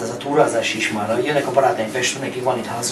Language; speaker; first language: Hungarian; non-native, fluent; Armenian